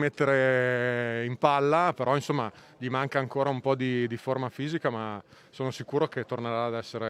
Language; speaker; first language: Italian; native; Italian